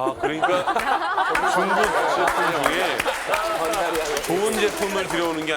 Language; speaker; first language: Korean; native; Korean